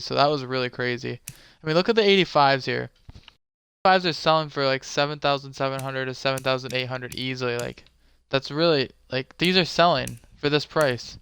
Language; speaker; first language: English; native; English